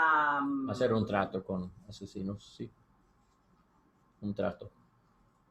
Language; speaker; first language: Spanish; non-native, learner; English